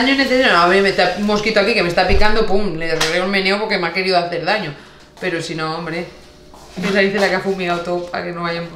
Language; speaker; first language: Spanish; native; Spanish